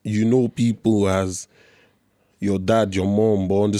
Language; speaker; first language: English; non-native, local second language; Igbo